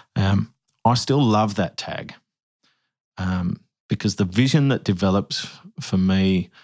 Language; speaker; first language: English; native; English